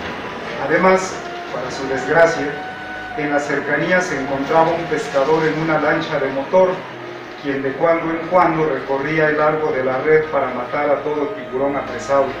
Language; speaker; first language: Spanish; native; Spanish